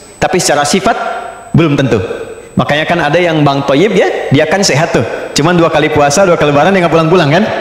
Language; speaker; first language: Indonesian; native; Indonesian